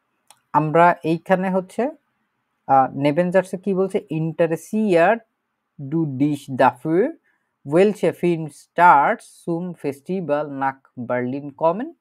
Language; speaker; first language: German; non-native, fluent; Bangla